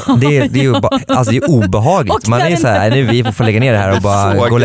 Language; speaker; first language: Swedish; native; Swedish